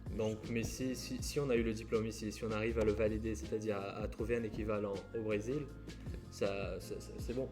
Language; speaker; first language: French; non-native, fluent; Portuguese